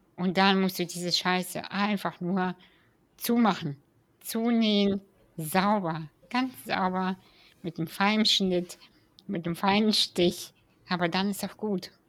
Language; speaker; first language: German; early bilingual, other home language; Russian